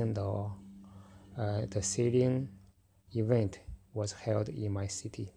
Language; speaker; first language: English; non-native, fluent; Chinese